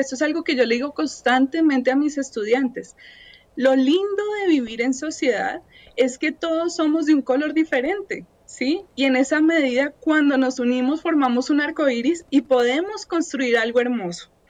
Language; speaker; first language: Spanish; native; Spanish